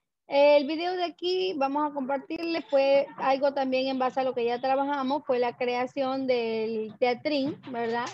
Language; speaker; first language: Spanish; native; Spanish